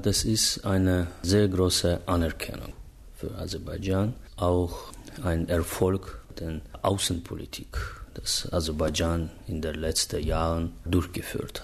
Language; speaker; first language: German; non-native, fluent; Azerbaijani